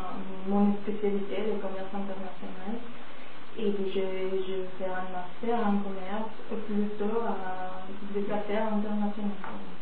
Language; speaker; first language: French; non-native, fluent; Spanish